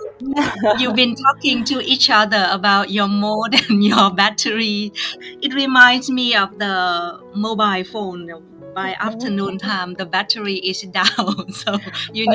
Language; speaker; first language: English; non-native, fluent; Vietnamese